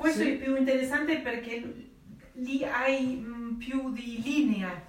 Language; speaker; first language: Italian; non-native, learner; Spanish